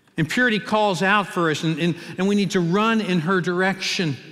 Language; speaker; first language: English; native; English